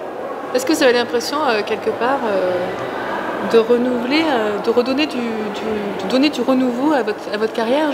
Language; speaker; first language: French; native; French